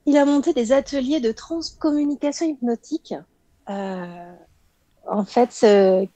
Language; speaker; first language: French; native; French